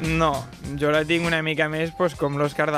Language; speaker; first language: Catalan; native; Catalan